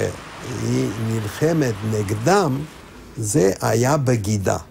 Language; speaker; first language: Hebrew; non-native, fluent; Romanian